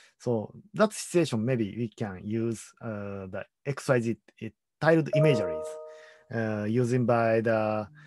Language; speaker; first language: English; non-native, learner; Japanese